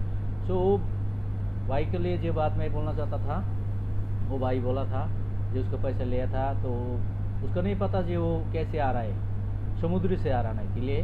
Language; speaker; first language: Hindi; non-native, learner; Bangla